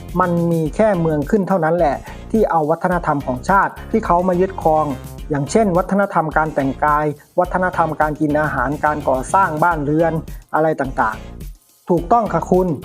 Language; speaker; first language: Thai; native; Thai